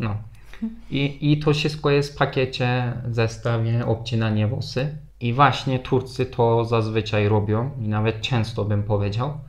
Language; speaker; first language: Polish; non-native, fluent; Turkish